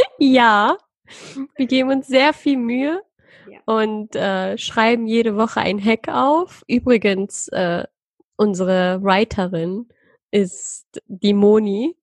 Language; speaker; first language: German; early bilingual, other home language; Persian